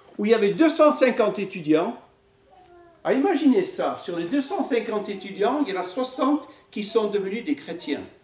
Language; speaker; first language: French; non-native, fluent; English